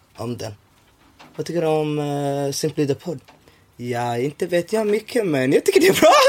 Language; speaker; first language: Swedish; early bilingual, other home language; Somali